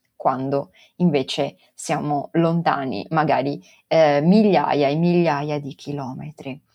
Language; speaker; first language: Italian; non-native, local second language; Venetian